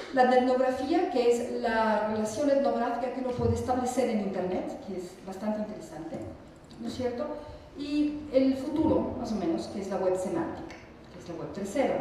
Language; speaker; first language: Spanish; native; Spanish